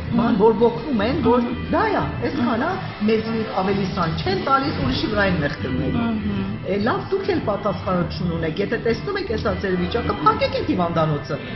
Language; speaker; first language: Armenian; early bilingual, heritage; Armenian